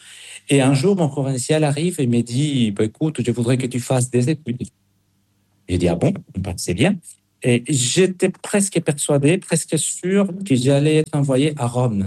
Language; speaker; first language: French; non-native, fluent; Spanish